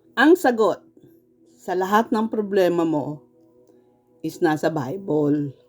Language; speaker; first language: Filipino; native; Filipino